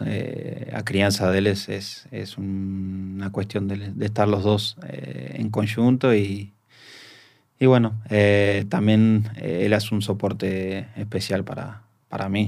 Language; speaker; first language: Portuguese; non-native, learner; Spanish